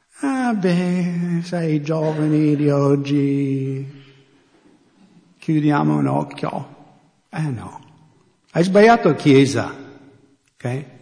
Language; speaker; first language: Italian; non-native, fluent; English